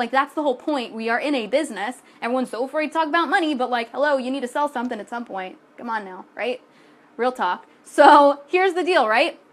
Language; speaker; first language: English; native; English